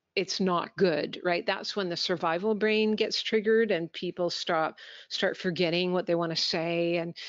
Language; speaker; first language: English; native; English